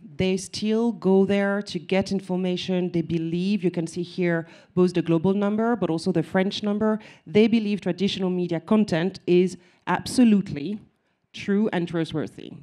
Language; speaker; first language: English; non-native, fluent; French